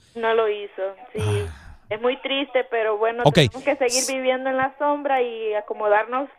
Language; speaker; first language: Spanish; native; Spanish